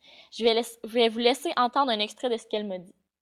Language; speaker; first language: French; native; French